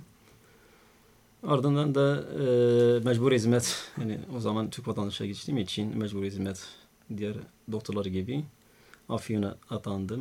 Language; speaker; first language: Turkish; non-native, fluent; Arabic